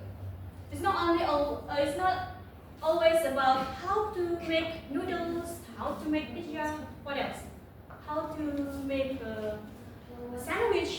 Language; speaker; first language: English; non-native, learner; Indonesian